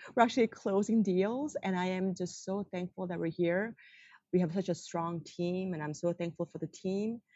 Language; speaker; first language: English; non-native, fluent; Korean